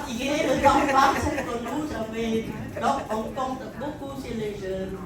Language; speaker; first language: French; non-native, fluent; Khmer